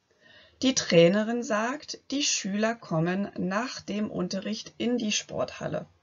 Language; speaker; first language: German; non-native, fluent; French